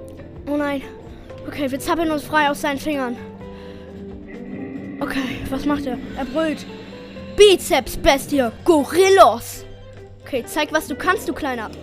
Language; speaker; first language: German; native; German